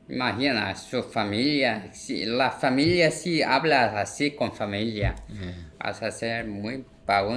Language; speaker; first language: Spanish; non-native, learner; Korean